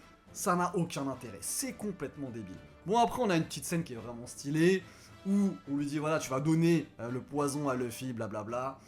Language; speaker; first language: French; native; French